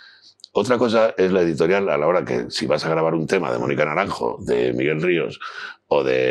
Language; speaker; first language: Spanish; native; Spanish